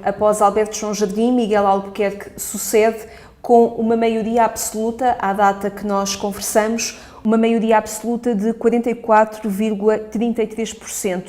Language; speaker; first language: Portuguese; native; Portuguese